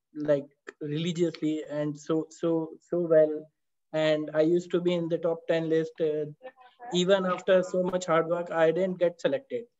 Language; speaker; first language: English; non-native, local second language; Hindi